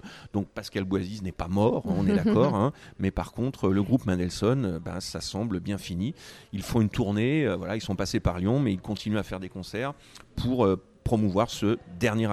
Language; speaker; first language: French; native; French